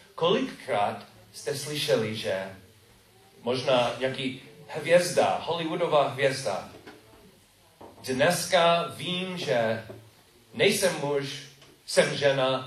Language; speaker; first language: Czech; non-native, learner; English